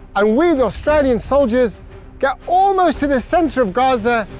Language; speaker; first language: English; native; English